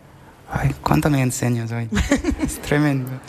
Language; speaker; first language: Spanish; non-native, fluent; Italian